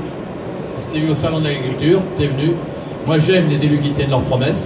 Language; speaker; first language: French; native; French